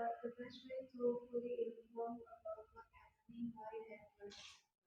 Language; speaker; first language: English; non-native, learner; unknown